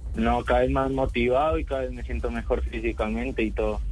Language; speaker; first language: Spanish; native; Spanish